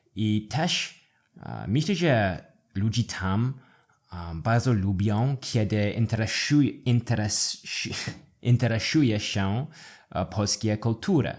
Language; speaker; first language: Polish; non-native, learner; English